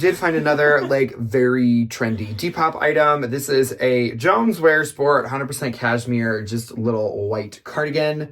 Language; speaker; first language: English; native; English